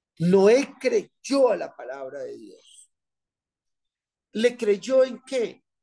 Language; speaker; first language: Spanish; native; Spanish